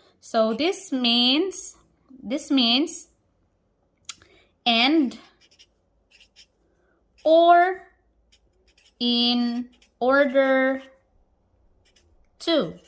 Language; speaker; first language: English; non-native, local second language; Filipino